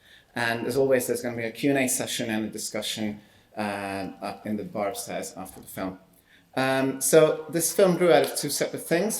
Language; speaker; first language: English; non-native, fluent; Hungarian